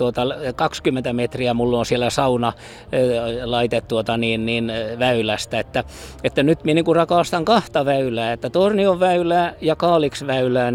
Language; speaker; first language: Finnish; early bilingual, heritage; Finnish